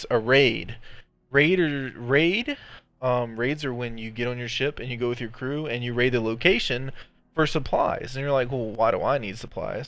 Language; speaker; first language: English; native; English